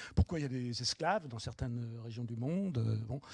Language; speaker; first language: French; native; French